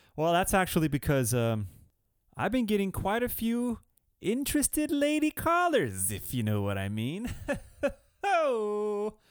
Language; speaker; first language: English; early bilingual, other home language; Spanish